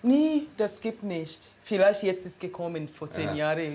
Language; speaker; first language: German; non-native, learner; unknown